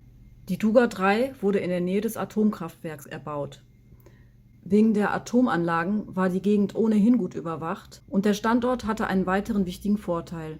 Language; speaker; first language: German; native; German